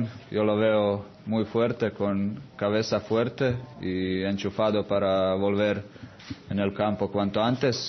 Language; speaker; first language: Spanish; non-native, fluent; Croatian